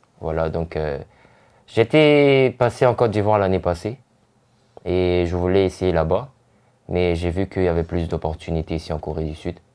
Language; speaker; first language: French; non-native, local second language; Korean